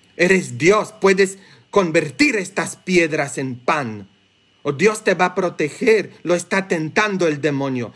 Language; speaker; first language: Spanish; non-native, fluent; English